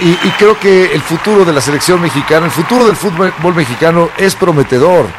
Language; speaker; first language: Spanish; native; Spanish